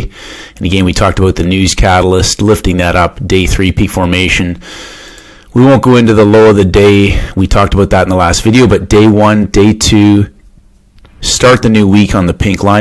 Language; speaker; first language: English; native; English